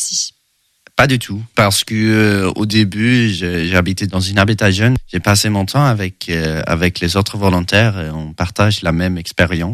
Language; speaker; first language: French; non-native, learner; Swedish